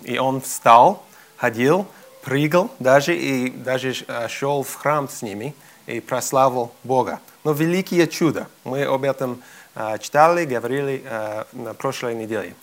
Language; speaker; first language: Russian; non-native, fluent; English